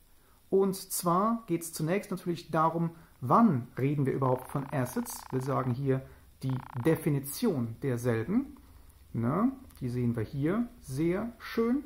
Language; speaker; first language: German; native; German